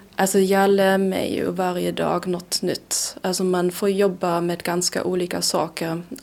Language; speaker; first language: Swedish; non-native, fluent; German